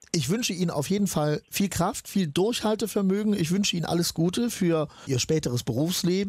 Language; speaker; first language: German; native; German